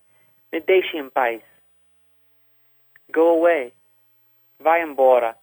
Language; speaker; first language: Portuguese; non-native, fluent; English